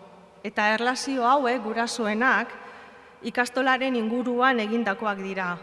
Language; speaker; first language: Basque; native; Basque